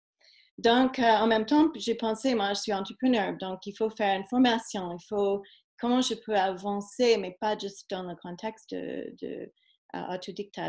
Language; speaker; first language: French; non-native, fluent; English